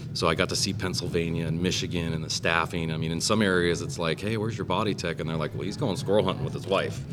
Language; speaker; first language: English; native; English